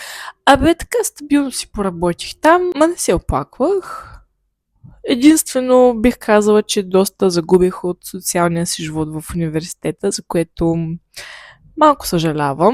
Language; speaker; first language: Bulgarian; native; Bulgarian